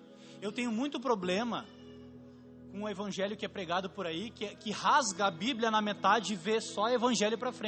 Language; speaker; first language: Portuguese; native; Portuguese